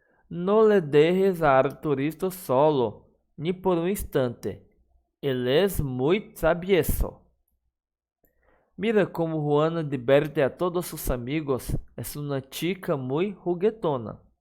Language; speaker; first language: Spanish; non-native, fluent; Portuguese